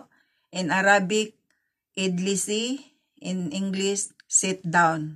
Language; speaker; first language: English; non-native, fluent; Filipino